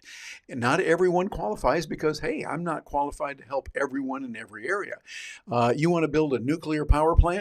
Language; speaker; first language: English; native; English